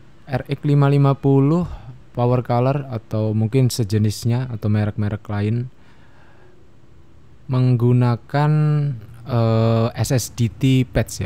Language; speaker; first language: Indonesian; native; Indonesian